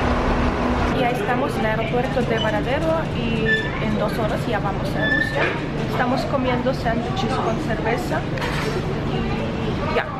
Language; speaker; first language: Spanish; non-native, fluent; Russian